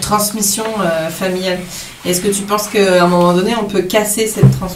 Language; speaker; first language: French; native; French